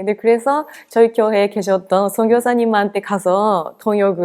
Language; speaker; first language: Korean; non-native, fluent; Japanese